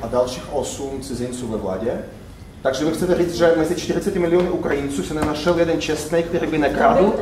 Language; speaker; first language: Czech; non-native, fluent; Russian